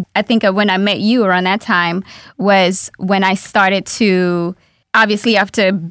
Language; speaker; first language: English; early bilingual, other home language; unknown